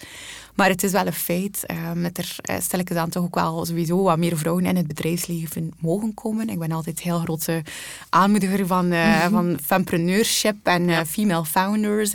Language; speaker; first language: Dutch; native; Dutch